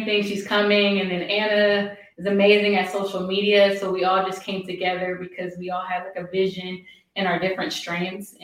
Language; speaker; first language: English; native; English